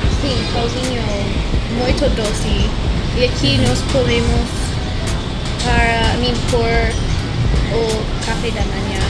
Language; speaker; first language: Portuguese; non-native, learner; English